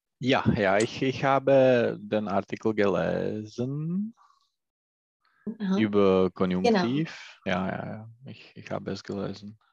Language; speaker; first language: German; non-native, learner; Czech